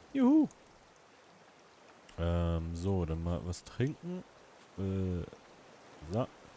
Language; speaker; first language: German; native; German